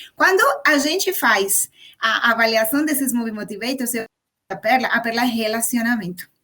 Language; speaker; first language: Portuguese; non-native, fluent; Spanish